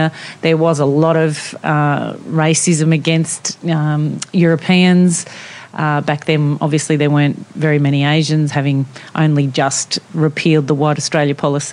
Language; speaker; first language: English; non-native, local second language; Italian